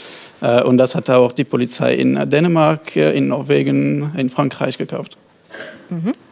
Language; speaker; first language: German; non-native, fluent; French